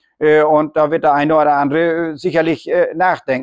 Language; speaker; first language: German; native; German